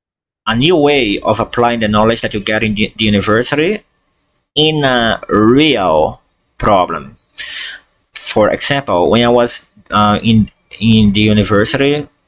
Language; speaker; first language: English; non-native, fluent; Portuguese